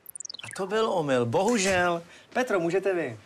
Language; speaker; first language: Czech; native; Czech